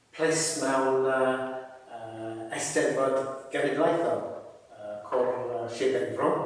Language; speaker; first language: Welsh; non-native, learner; English